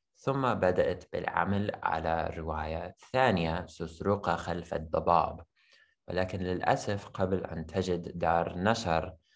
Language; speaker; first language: Arabic; non-native, fluent; English